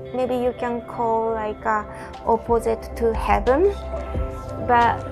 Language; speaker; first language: English; non-native, fluent; Japanese